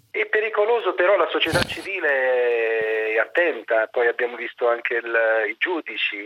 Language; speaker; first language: Italian; non-native, fluent; Arabic